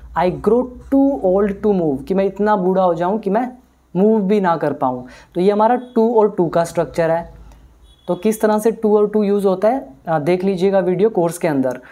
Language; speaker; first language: Hindi; native; Hindi